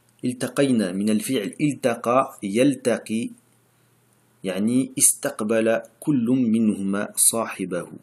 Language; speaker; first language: Arabic; non-native, fluent; French